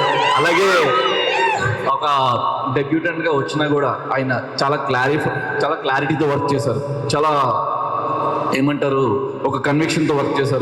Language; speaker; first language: Telugu; native; Telugu